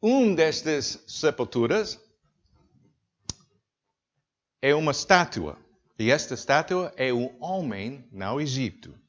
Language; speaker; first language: Portuguese; non-native, learner; English